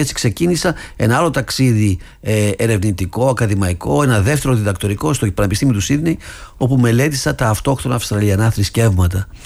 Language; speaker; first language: Greek; early bilingual, other home language; English